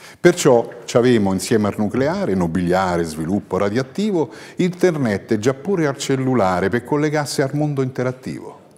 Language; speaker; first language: Italian; native; Italian